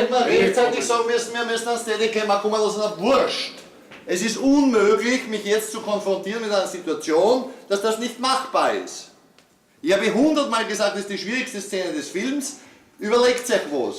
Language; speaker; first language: German; native; German